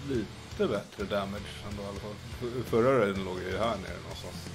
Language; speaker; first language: Swedish; native; Swedish